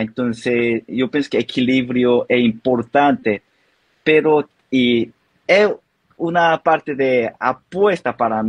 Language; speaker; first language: Spanish; non-native, learner; Korean